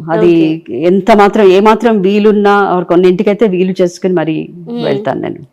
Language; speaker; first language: Telugu; native; Telugu